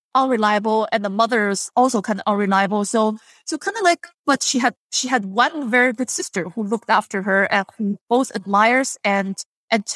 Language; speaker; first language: English; non-native, fluent; Chinese